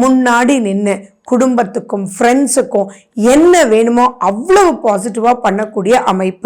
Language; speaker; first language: Tamil; native; Tamil